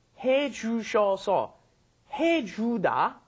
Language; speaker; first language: Korean; non-native, fluent; English